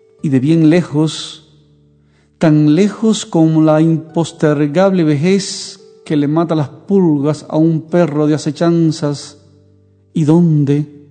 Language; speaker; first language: Spanish; native; Spanish